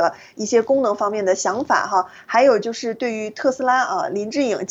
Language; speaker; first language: Chinese; native; Chinese